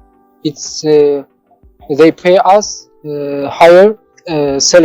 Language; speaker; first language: English; non-native, learner; Tajik